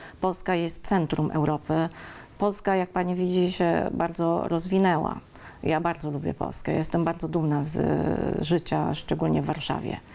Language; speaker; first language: Polish; early bilingual, other home language; Vietnamese